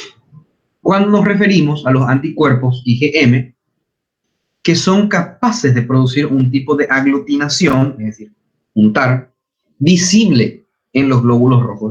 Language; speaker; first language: Spanish; native; Spanish